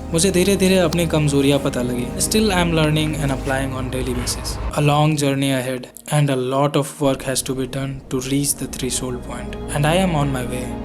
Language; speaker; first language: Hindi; non-native, local second language; Bhojpuri